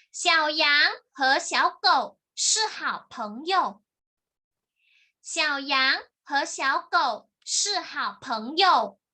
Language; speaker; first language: Chinese; non-native, fluent; Thai